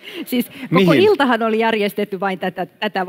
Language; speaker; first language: Finnish; native; Finnish